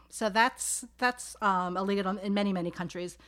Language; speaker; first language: English; native; English